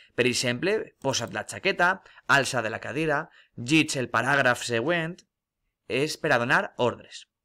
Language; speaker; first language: Catalan; non-native, local second language; Spanish